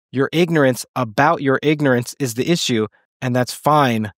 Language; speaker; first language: English; native; English